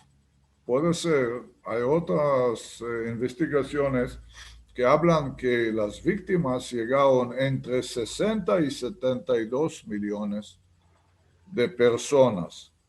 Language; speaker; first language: Spanish; non-native, fluent; Hebrew